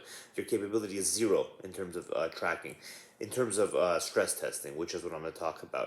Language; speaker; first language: English; native; English